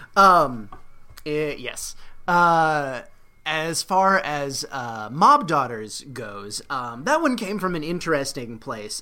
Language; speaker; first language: English; native; English